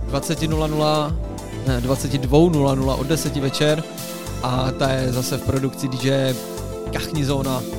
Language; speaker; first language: Czech; native; Czech